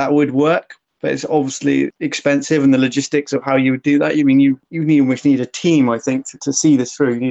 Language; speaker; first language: English; native; English